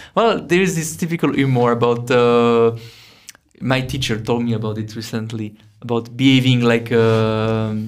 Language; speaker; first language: English; non-native, fluent; French